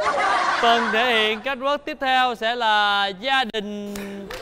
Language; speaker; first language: Vietnamese; native; Vietnamese